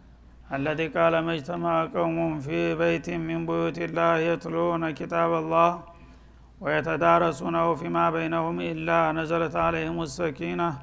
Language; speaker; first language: Arabic; non-native, fluent; Amharic